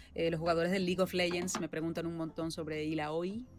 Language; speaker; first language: Spanish; native; Spanish